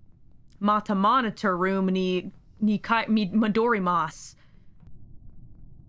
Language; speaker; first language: Japanese; non-native, learner; English